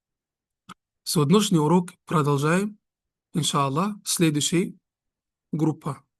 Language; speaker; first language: Russian; non-native, fluent; Arabic